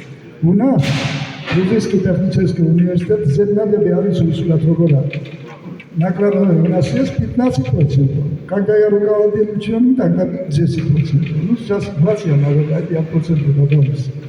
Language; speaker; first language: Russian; non-native, fluent; Georgian